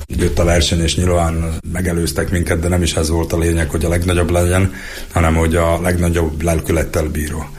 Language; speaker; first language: Hungarian; native; Hungarian